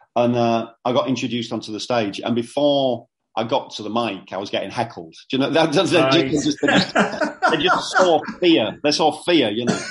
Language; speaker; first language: English; native; English